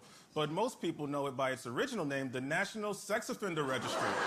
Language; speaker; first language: English; native; English